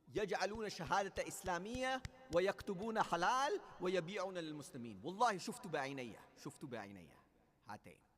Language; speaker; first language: Arabic; non-native, fluent; English